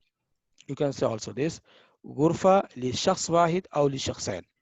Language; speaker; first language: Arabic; non-native, fluent; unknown